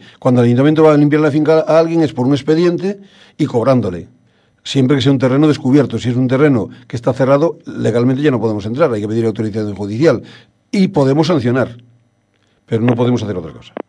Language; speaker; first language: Spanish; non-native, local second language; Galician